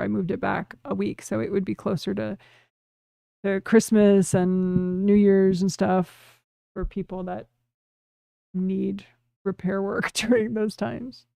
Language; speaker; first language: English; native; English